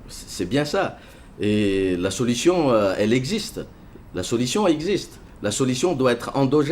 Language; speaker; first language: French; non-native, local second language; Malagasy